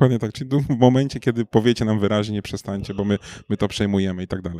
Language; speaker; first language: Polish; native; Polish